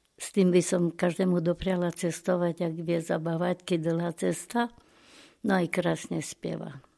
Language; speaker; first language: Slovak; non-native, local second language; Rusyn